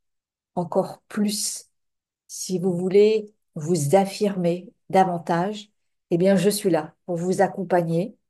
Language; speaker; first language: French; native; French